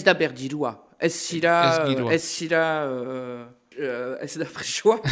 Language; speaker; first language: Basque; non-native, local second language; French